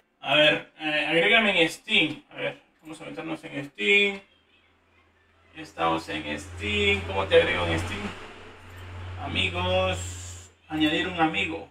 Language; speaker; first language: Spanish; native; Spanish